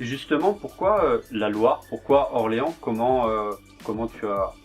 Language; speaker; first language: French; native; French